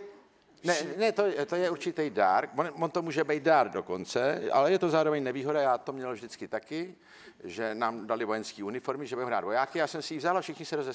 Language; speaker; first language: Czech; native; Czech